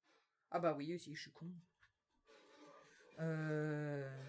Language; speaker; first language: French; native; French